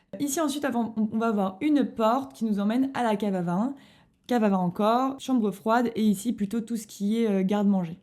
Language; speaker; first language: French; native; French